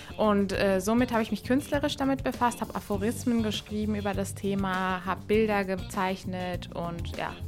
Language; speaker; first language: German; native; German